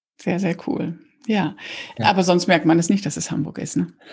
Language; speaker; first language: German; native; German